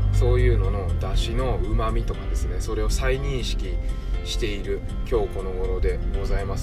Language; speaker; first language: Japanese; native; Japanese